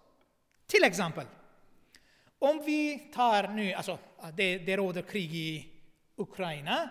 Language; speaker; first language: Swedish; non-native, fluent; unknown